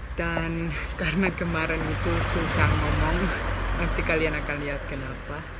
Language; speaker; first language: Indonesian; non-native, fluent; Spanish